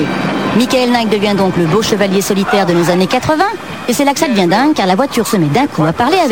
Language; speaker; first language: French; native; French